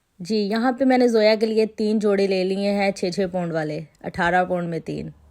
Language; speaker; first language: Urdu; non-native, local second language; Punjabi